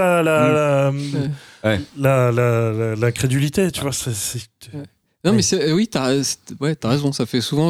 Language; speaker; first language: French; native; French